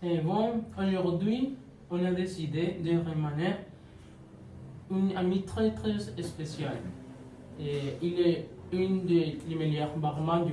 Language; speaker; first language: French; non-native, learner; Spanish